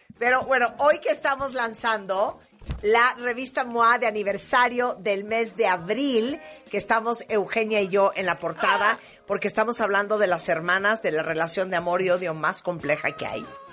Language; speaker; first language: Spanish; native; Spanish